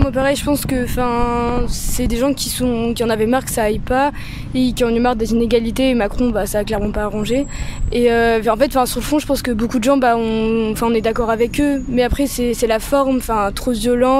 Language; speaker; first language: French; native; French